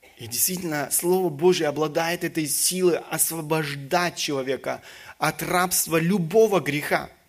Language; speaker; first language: Russian; early bilingual, other home language; German